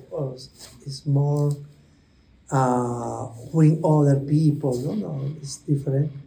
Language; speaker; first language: English; non-native, learner; Spanish